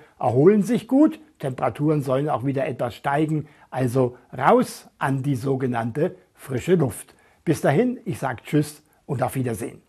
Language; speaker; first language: German; native; German